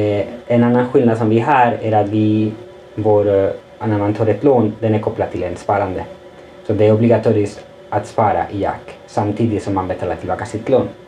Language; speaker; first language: Swedish; non-native, fluent; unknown